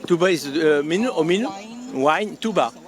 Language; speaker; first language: English; non-native, learner; French